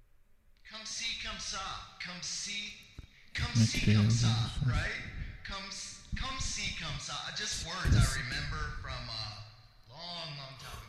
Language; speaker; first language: English; native; English